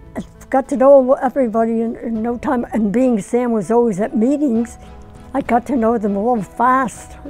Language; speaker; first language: English; native; English